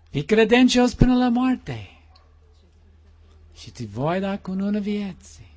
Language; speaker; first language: Romanian; non-native, learner; English